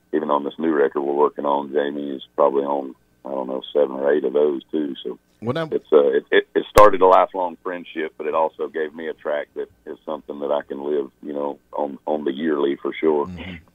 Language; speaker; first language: English; native; English